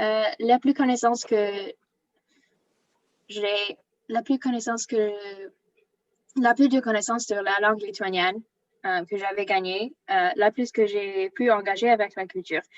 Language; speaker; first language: French; non-native, learner; English